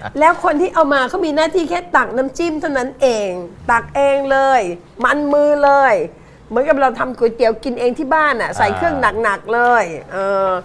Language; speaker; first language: Thai; native; Thai